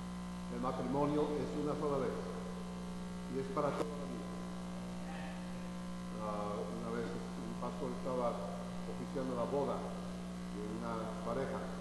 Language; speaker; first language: Spanish; non-native, fluent; English